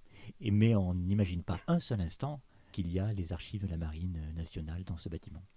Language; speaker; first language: French; native; French